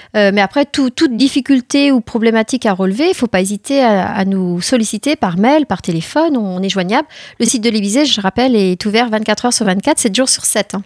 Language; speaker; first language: French; native; French